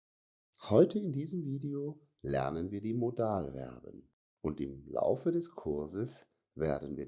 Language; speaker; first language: German; non-native, fluent; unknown